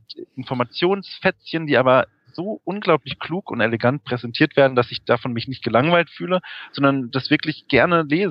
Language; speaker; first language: German; native; German